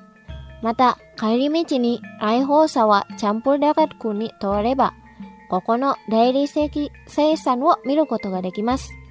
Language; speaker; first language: Japanese; non-native, fluent; Indonesian